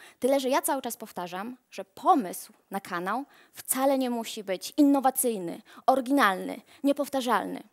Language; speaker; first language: Polish; native; Polish